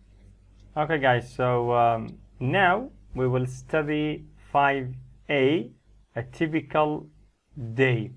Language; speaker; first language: English; non-native, fluent; Arabic